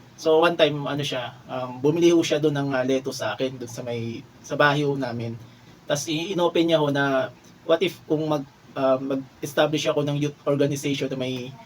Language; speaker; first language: Filipino; non-native, local second language; Bikol